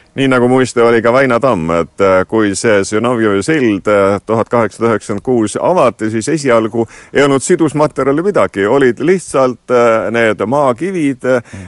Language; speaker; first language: Estonian; native; Estonian